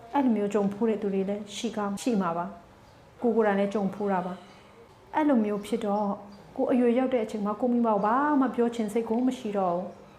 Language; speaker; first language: Burmese; non-native, local second language; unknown